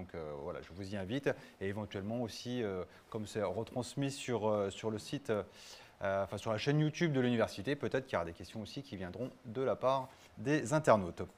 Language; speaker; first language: French; native; French